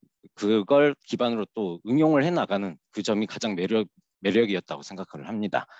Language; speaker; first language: Korean; native; Korean